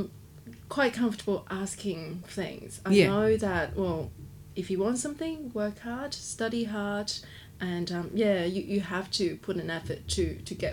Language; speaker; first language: English; non-native, local second language; Cantonese